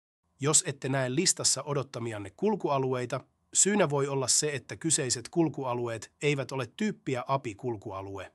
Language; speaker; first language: Finnish; native; Finnish